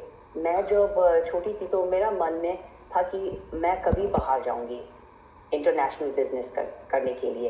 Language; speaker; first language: Hindi; non-native, fluent; English